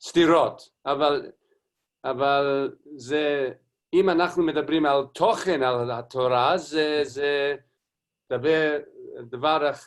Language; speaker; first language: Hebrew; non-native, learner; English